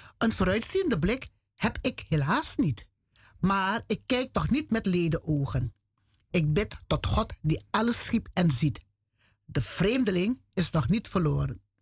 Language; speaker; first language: Dutch; native; Dutch